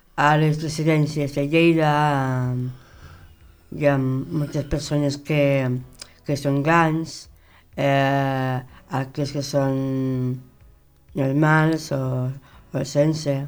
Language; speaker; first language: Catalan; non-native, local second language; Spanish